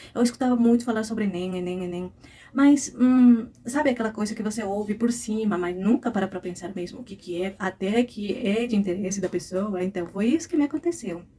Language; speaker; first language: Portuguese; non-native, fluent; Spanish